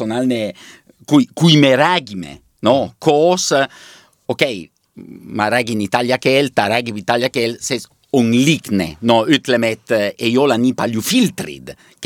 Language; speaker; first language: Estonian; non-native, learner; Italian